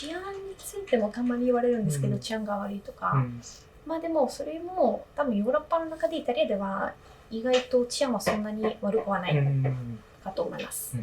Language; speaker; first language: Japanese; non-native, fluent; Italian